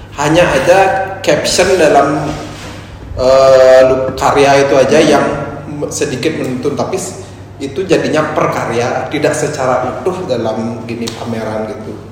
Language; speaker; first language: Indonesian; non-native, local second language; Balinese